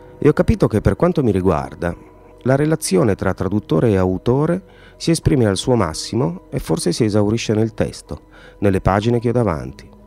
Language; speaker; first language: Italian; native; Italian